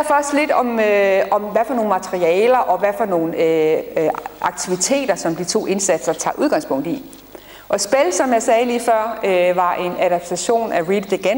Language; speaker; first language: Danish; native; Danish